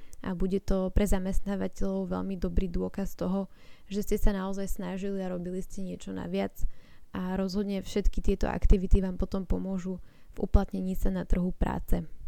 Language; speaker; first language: Slovak; native; Slovak